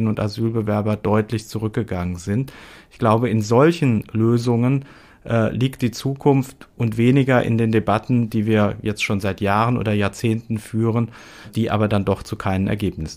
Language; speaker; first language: German; native; German